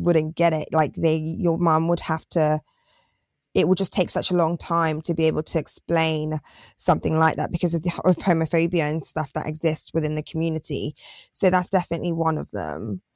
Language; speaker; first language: English; native; English